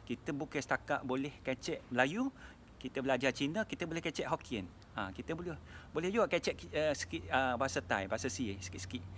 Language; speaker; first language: Malay; non-native, local second language; Min Nan Chinese